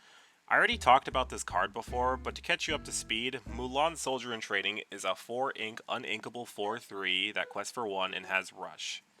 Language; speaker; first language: English; native; English